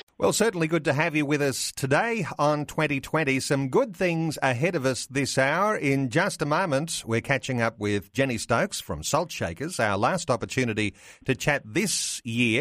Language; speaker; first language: English; native; English